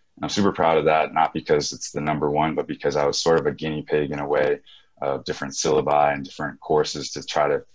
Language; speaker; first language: English; native; English